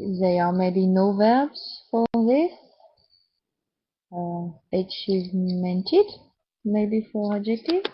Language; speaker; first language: English; non-native, learner; French